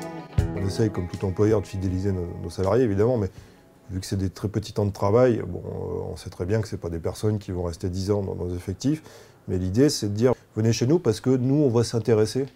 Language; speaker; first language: French; native; French